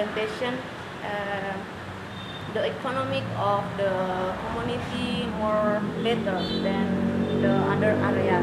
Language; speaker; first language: English; non-native, learner; Indonesian